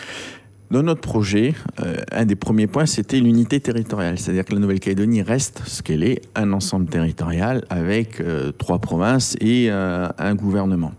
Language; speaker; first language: French; native; French